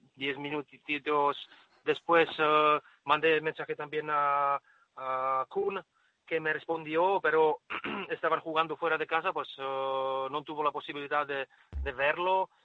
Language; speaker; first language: Spanish; non-native, fluent; Czech